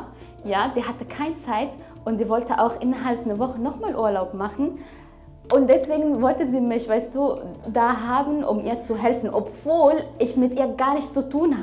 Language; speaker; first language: German; non-native, fluent; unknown